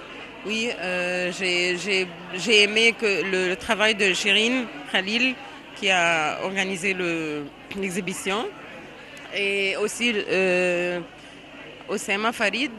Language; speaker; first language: French; non-native, fluent; Arabic